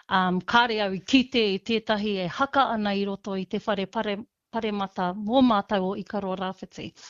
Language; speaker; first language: Māori; non-native, local second language; English